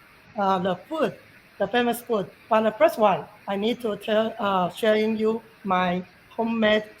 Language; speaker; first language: English; non-native, learner; Chinese